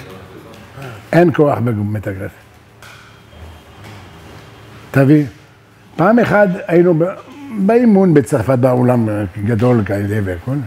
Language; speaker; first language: Hebrew; non-native, learner; French